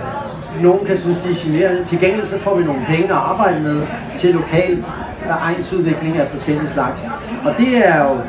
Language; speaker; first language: Danish; native; Danish